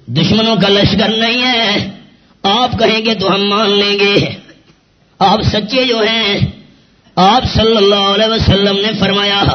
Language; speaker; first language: Urdu; non-native, local second language; Pashto